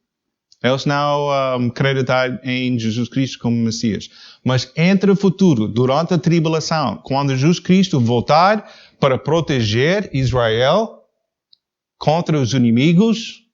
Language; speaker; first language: Portuguese; non-native, learner; English